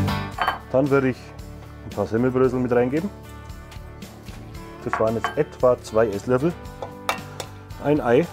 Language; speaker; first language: German; native; German